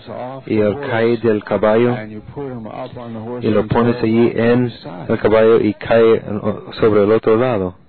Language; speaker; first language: Spanish; non-native, learner; English